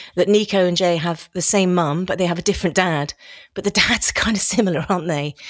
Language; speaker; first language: English; native; English